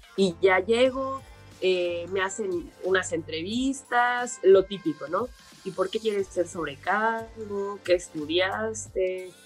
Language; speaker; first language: Spanish; native; Spanish